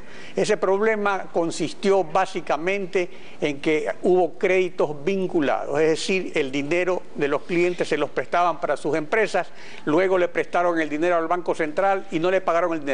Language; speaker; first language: Spanish; native; Spanish